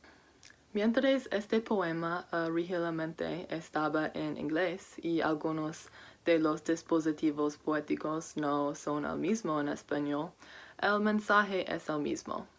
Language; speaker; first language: Spanish; non-native, learner; English